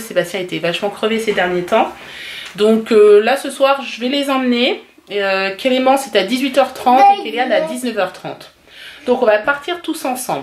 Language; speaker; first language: French; native; French